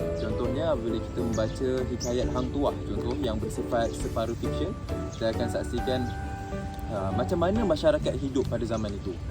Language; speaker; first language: Malay; native; Malay